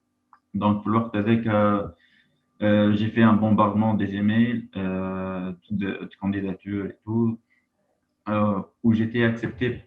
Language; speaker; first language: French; non-native, local second language; Arabic